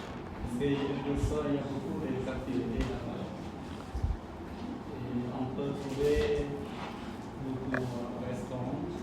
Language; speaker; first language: French; non-native, learner; Khmer